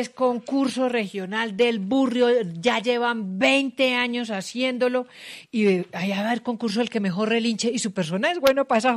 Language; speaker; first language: Spanish; native; Spanish